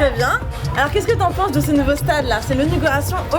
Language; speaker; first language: French; native; French